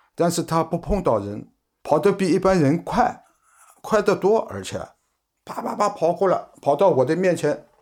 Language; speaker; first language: Chinese; native; Chinese